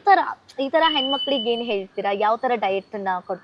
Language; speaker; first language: Kannada; native; Kannada